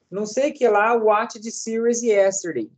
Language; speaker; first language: English; non-native, learner; Portuguese